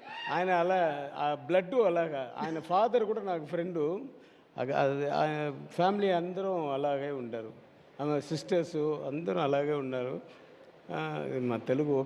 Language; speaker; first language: Telugu; non-native, learner; Tamil